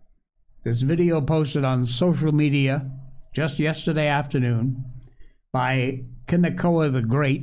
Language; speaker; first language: English; native; English